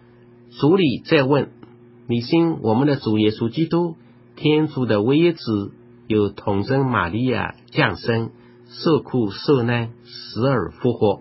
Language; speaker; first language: Chinese; native; Chinese